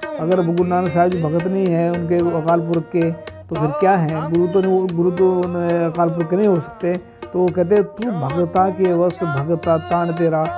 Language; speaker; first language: Hindi; non-native, local second language; Punjabi